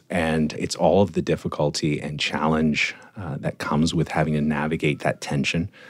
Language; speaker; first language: English; native; English